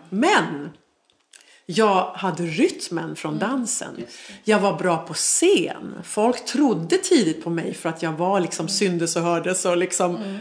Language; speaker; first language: Swedish; native; Swedish